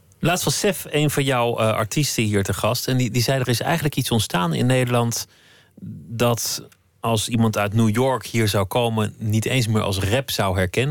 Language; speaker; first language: Dutch; native; Dutch